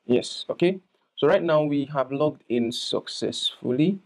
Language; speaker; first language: English; non-native, local second language; Yoruba